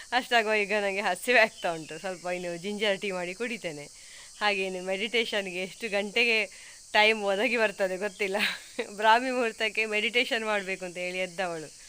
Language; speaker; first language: Kannada; non-native, local second language; Tulu